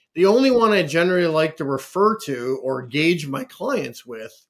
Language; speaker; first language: English; native; English